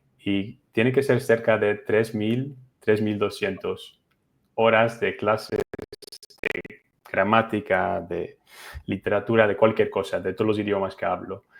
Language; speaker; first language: Spanish; non-native, fluent; Dutch